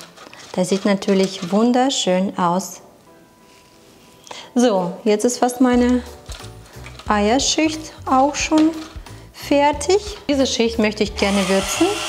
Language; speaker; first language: German; non-native, fluent; Russian